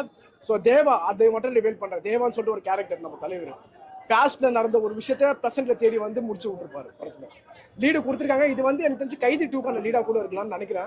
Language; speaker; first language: Tamil; native; Tamil